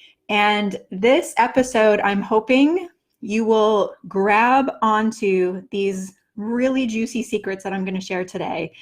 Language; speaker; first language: English; native; English